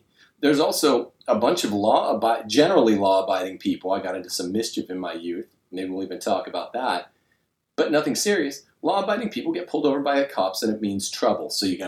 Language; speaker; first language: English; native; English